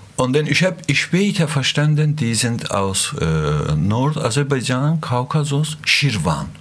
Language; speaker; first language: German; non-native, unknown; Azerbaijani